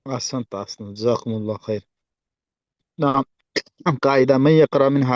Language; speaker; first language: Arabic; non-native, fluent; Urdu